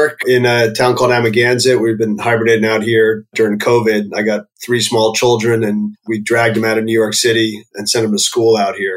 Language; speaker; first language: English; native; English